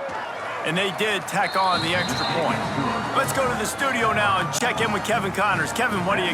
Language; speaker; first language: English; native; English